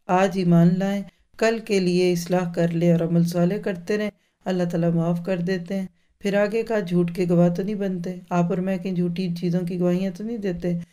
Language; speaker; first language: Urdu; native; Urdu